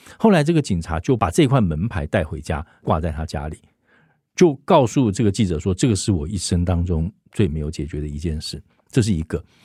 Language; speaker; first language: Chinese; native; Chinese